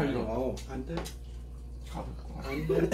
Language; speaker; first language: Korean; non-native, learner; Turkish